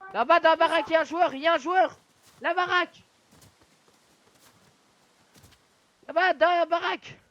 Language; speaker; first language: French; native; French